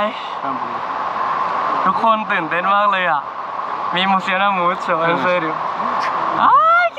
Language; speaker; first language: Spanish; non-native, learner; Thai